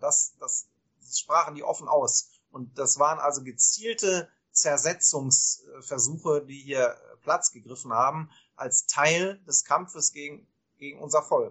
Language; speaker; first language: German; native; German